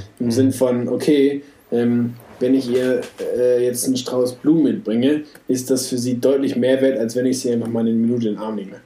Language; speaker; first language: German; native; German